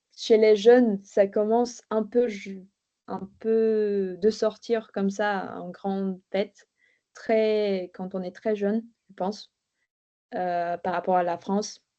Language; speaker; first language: French; non-native, fluent; Bulgarian